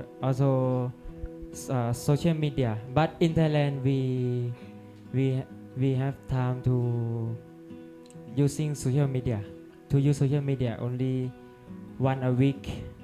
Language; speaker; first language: English; non-native, learner; Thai